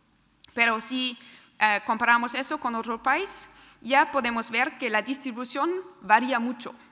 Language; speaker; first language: Spanish; non-native, fluent; German